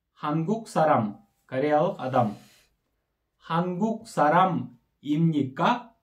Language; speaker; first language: Korean; non-native, learner; Kyrgyz